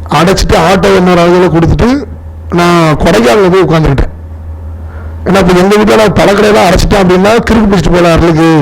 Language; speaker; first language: Tamil; non-native, local second language; Telugu